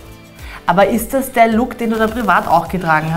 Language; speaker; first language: German; native; German